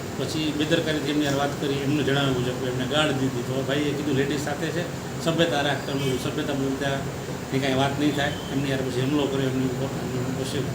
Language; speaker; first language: Gujarati; non-native, local second language; Sindhi